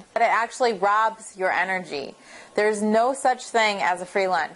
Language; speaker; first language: English; native; English